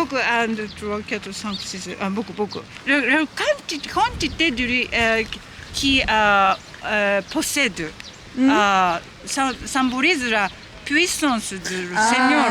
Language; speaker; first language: French; non-native, learner; Japanese